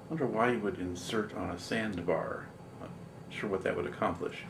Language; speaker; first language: English; native; English